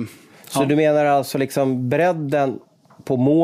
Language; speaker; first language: Swedish; native; Swedish